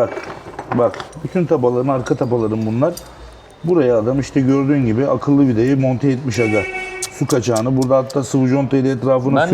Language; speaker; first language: Turkish; native; Turkish